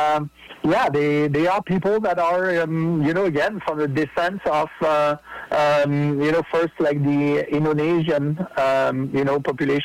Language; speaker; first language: English; non-native, fluent; French